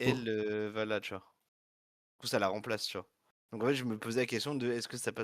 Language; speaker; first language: French; native; French